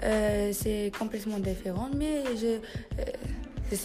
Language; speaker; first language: French; non-native, learner; Tachelhit